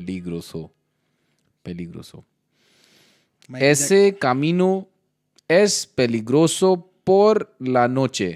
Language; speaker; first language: Spanish; non-native, learner; Hindi